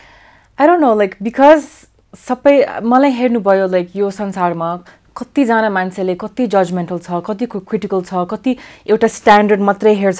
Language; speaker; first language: Nepali; early bilingual, heritage; English